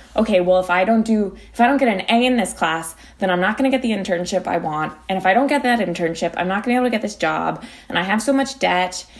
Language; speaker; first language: English; native; English